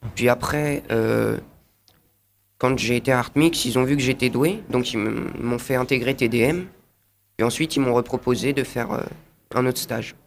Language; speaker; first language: French; native; French